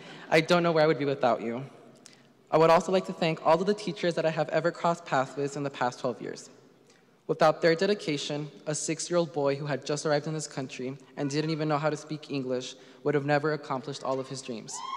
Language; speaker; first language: English; early bilingual, other home language; Spanish